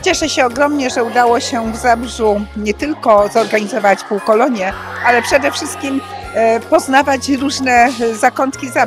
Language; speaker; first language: Polish; native; Polish